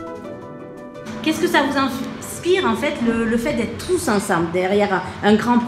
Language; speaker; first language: French; native; French